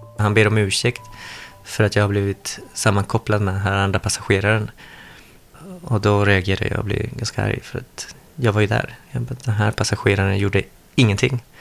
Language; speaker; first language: Swedish; early bilingual, other home language; Spanish